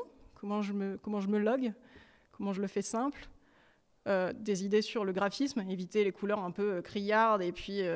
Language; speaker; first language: French; native; French